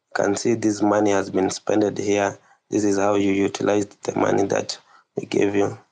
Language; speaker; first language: English; non-native, local second language; Kikuyu